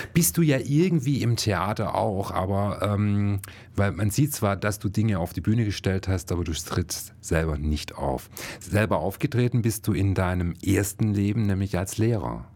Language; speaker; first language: German; native; German